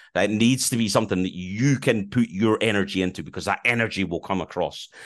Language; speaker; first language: English; native; English